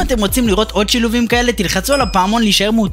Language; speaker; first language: Hebrew; native; Hebrew